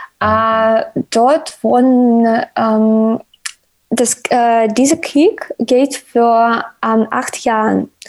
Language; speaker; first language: German; non-native, learner; Ukrainian